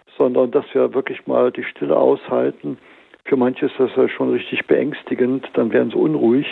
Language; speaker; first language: German; native; German